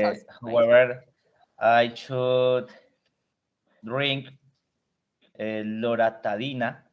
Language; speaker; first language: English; non-native, learner; Spanish